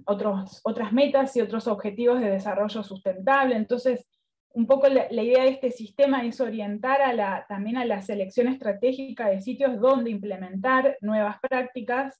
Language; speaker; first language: Spanish; native; Spanish